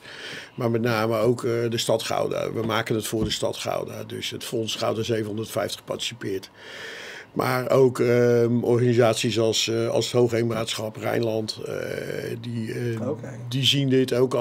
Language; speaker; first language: Dutch; native; Dutch